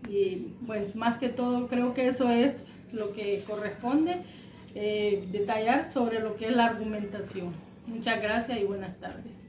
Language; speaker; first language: Spanish; native; Spanish